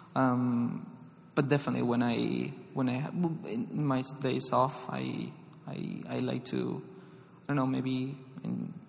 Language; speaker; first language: English; non-native, fluent; Spanish